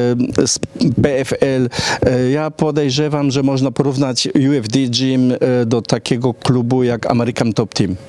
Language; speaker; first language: Polish; early bilingual, heritage; Polish